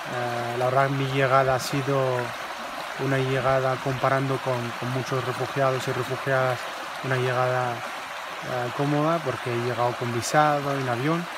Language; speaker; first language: Spanish; non-native, fluent; Arabic